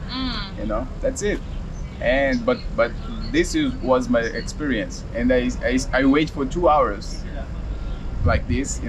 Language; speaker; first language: English; non-native, learner; Portuguese